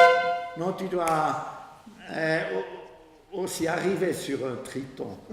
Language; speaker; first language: French; non-native, fluent; Swiss German